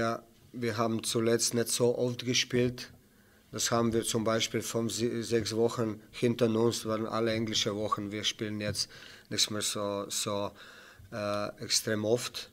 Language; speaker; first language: German; non-native, fluent; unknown